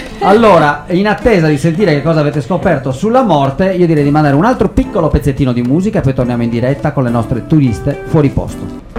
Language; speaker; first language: Italian; native; Italian